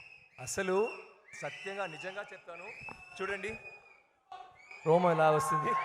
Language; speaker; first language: Telugu; non-native, learner; Tamil